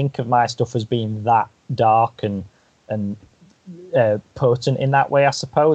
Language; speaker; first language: English; native; English